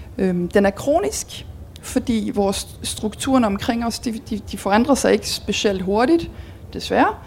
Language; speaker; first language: Danish; early bilingual, heritage; Danish